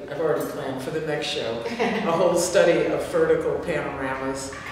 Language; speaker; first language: English; native; English